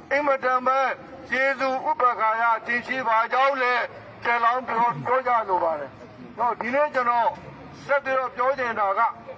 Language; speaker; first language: Burmese; non-native, local second language; Rohingya